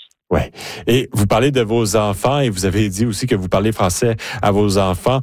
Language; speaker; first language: French; native; French